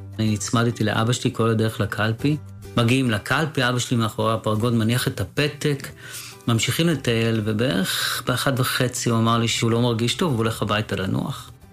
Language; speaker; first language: Hebrew; native; Hebrew